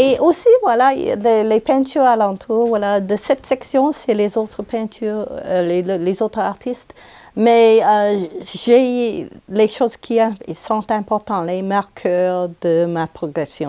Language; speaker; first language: French; non-native, local second language; English